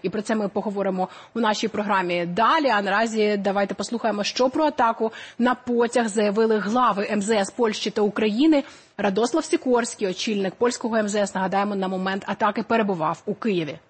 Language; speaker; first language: Ukrainian; native; Ukrainian